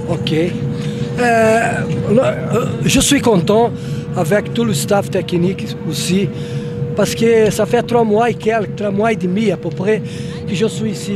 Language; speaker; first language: French; non-native, learner; Portuguese